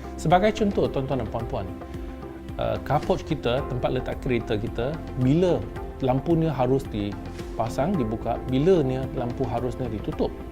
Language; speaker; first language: Malay; non-native, local second language; Chinese